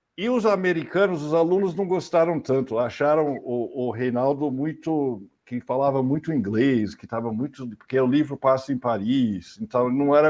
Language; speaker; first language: Portuguese; non-native, fluent; English